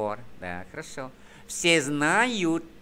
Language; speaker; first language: Russian; non-native, fluent; Vietnamese